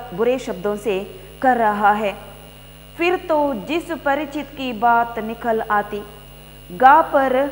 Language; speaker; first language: Hindi; non-native, local second language; Kannada